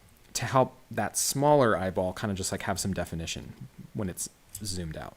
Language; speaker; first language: English; native; English